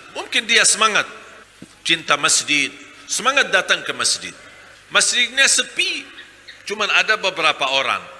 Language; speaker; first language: Malay; non-native, fluent; Arabic